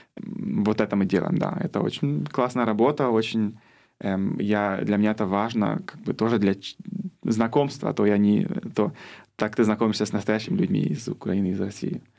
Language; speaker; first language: Russian; early bilingual, heritage; Russian